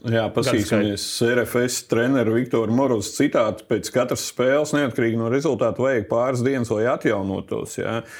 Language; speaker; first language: Latvian; native; Latvian